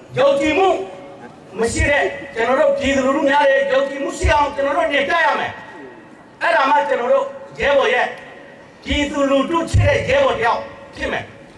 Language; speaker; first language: Burmese; non-native, local second language; S'gaw Karen